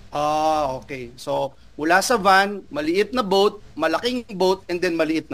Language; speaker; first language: Filipino; native; Filipino